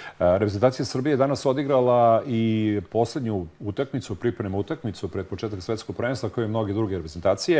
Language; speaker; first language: Serbian; native; Serbian